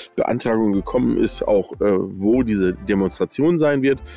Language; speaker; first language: German; early bilingual, other home language; English